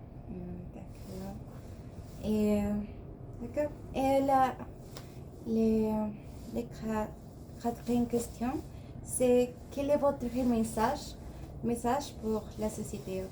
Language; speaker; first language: French; non-native, learner; Spanish